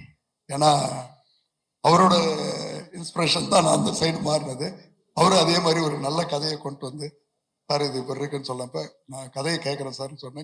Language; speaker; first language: Tamil; native; Tamil